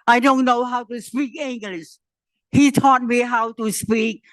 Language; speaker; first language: English; non-native, learner; Chinese